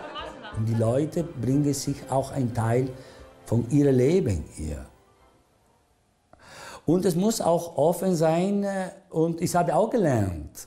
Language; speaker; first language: German; non-native, learner; Italian